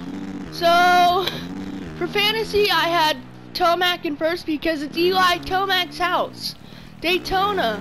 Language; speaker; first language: English; native; English